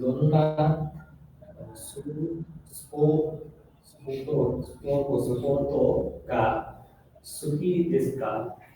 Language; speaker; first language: Japanese; non-native, learner; Bangla